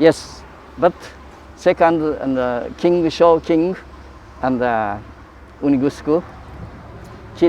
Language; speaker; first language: English; non-native, learner; Japanese